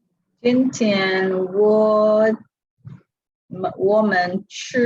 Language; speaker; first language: Chinese; non-native, learner; English